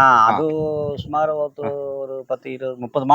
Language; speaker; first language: Tamil; native; Tamil